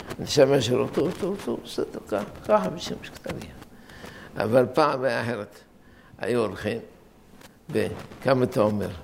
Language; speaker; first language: Hebrew; non-native, fluent; Arabic